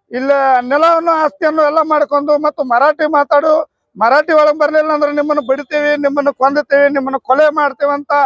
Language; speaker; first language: Kannada; native; Kannada